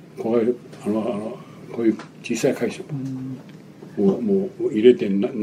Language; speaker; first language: Japanese; non-native, local second language; Chinese